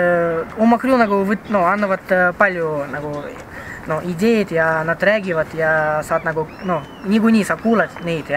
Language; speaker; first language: Estonian; non-native, local second language; Russian